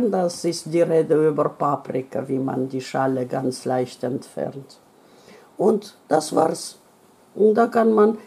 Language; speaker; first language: German; non-native, learner; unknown